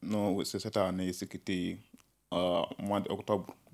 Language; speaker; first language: French; non-native, learner; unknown